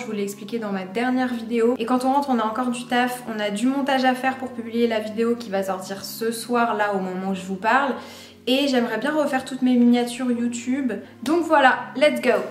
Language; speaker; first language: French; native; French